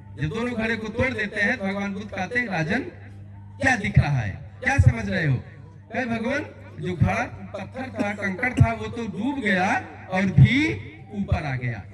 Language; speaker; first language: Hindi; native; Hindi